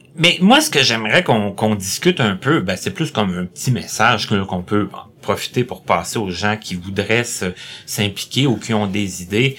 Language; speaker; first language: French; native; French